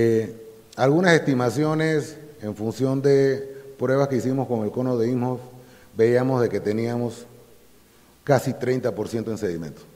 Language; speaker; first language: Spanish; native; Spanish